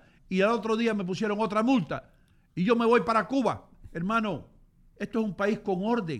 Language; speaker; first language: Spanish; native; Spanish